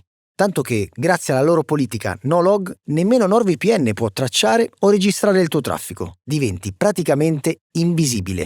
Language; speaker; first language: Italian; native; Italian